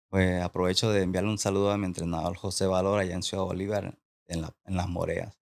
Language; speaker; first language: Spanish; native; Spanish